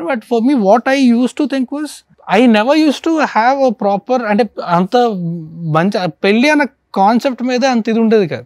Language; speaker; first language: Telugu; native; Telugu